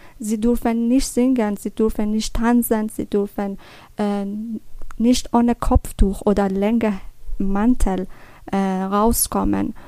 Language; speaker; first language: German; non-native, learner; Persian